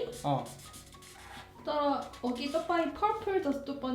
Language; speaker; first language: Nepali; non-native, learner; Korean